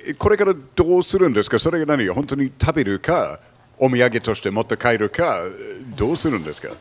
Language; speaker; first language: Japanese; non-native, fluent; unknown